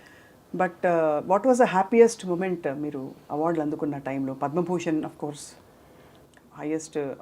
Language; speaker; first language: Telugu; native; Telugu